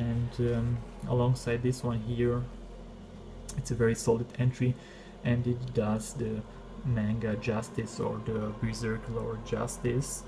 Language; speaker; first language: English; non-native, fluent; German